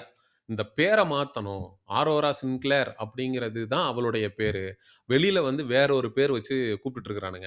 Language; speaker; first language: Tamil; native; Tamil